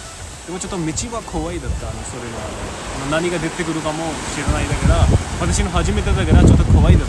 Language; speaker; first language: Japanese; non-native, learner; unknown